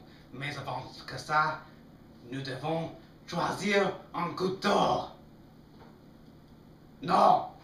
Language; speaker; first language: French; non-native, learner; English